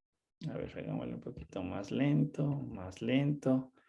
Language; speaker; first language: Spanish; native; Spanish